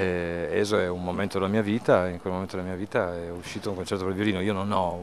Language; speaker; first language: Italian; native; Italian